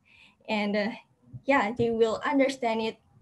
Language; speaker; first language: English; non-native, fluent; Indonesian